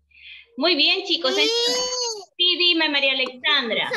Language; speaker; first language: Spanish; native; Spanish